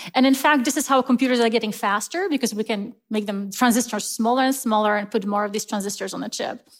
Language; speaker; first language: English; non-native, fluent; Polish